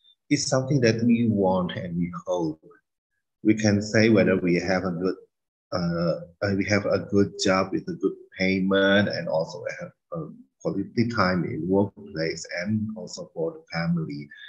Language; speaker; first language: English; non-native, fluent; Indonesian